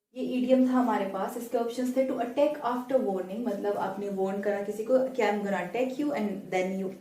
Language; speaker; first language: Hindi; native; Hindi